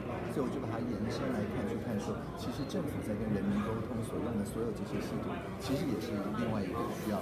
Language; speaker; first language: Chinese; native; Chinese